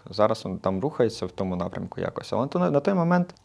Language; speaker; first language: Ukrainian; native; Ukrainian